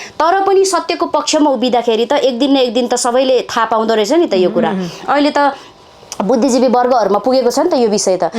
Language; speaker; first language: Nepali; non-native, local second language; Eastern Tamang